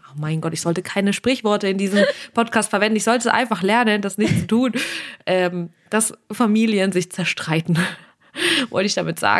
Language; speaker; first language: German; early bilingual, other home language; Russian